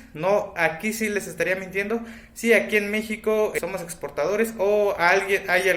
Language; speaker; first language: Spanish; native; Spanish